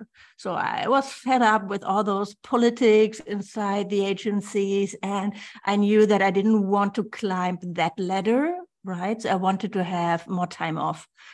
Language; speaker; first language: English; non-native, fluent; German